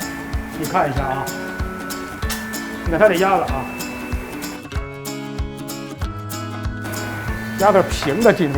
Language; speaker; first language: Chinese; native; Chinese